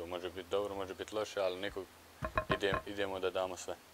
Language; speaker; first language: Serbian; early bilingual, heritage; Bosnian